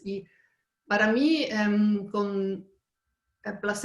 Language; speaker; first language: Spanish; non-native, fluent; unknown